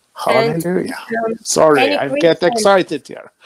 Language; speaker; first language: English; non-native, fluent; Ukrainian